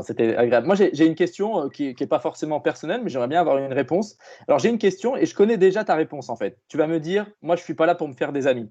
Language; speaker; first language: French; native; French